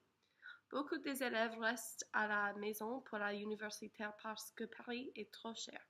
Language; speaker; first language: French; non-native, learner; English